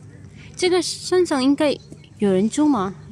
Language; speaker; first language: Chinese; non-native, fluent; Urdu